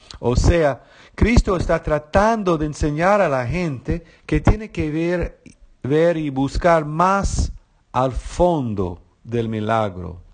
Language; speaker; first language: Spanish; non-native, fluent; English